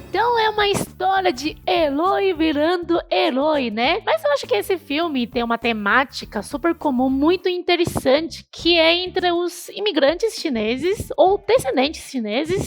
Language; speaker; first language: Portuguese; non-native, fluent; Chinese